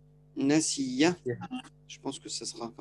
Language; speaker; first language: French; native; French